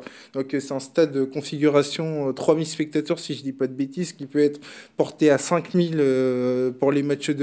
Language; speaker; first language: French; native; French